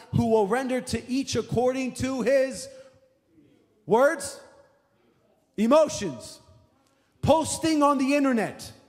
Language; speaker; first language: English; early bilingual, other home language; Romanian